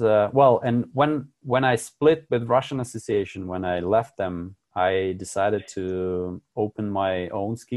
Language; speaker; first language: English; non-native, fluent; Russian